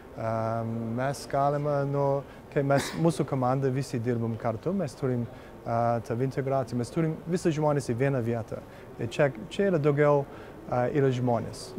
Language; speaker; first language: Lithuanian; early bilingual, heritage; Lithuanian